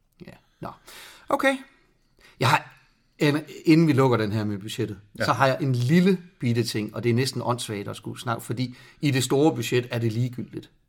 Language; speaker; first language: Danish; native; Danish